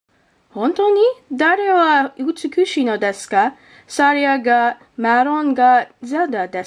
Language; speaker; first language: Japanese; non-native, learner; English